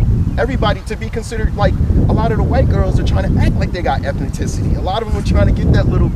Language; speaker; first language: English; native; English